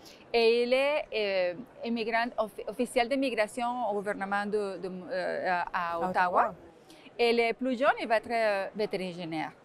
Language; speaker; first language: French; non-native, fluent; Spanish